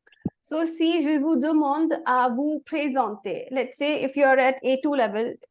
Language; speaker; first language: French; non-native, fluent; Hindi